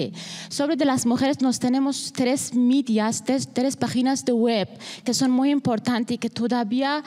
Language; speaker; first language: Spanish; non-native, learner; Persian